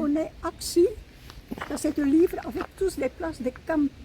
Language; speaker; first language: French; non-native, local second language; Dutch